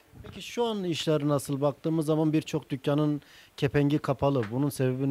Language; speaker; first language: Turkish; native; Turkish